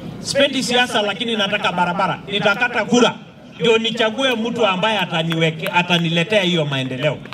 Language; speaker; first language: Swahili; non-native, local second language; Masai